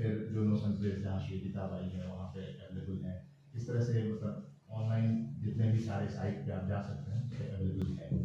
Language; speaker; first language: Hindi; native; Hindi